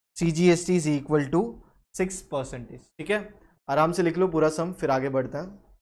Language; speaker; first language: Hindi; native; Hindi